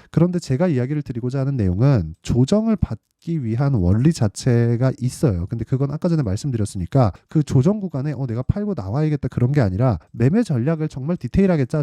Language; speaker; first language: Korean; native; Korean